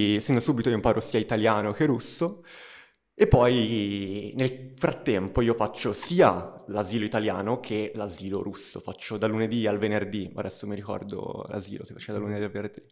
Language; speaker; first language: Italian; early bilingual, other home language; Russian